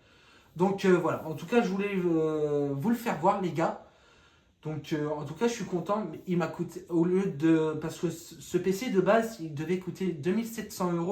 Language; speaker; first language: French; native; French